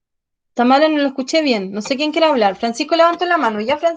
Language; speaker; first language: Spanish; native; Spanish